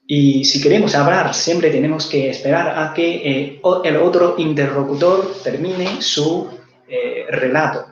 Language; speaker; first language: Spanish; non-native, fluent; Chinese